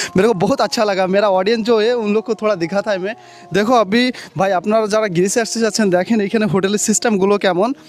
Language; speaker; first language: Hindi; non-native, learner; Bangla